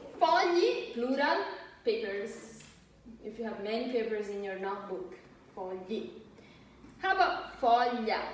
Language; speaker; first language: English; non-native, fluent; Italian